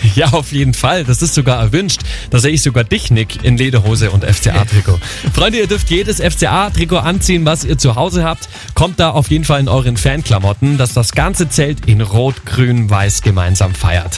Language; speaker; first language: German; native; German